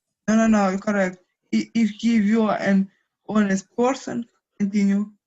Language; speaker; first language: English; non-native, fluent; Ukrainian